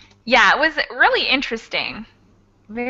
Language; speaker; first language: English; native; English